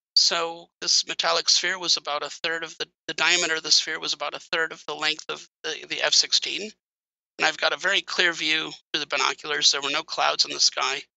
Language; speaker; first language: English; native; English